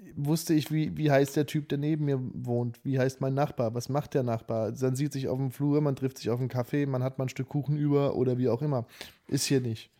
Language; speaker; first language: German; native; German